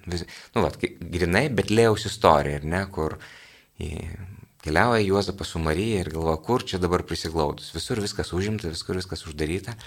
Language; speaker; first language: Lithuanian; native; Lithuanian